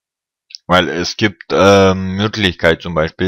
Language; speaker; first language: German; non-native, fluent; Russian